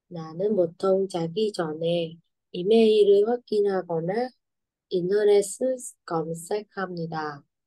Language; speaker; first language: Korean; non-native, learner; Vietnamese